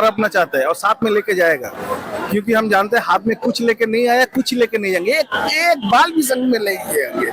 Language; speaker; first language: Hindi; non-native, local second language; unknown